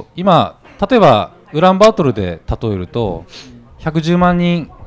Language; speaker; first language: Japanese; native; Japanese